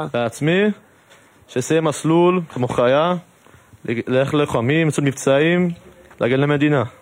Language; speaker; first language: Hebrew; early bilingual, heritage; English